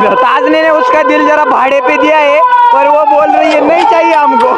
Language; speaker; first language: Hindi; non-native, local second language; Marathi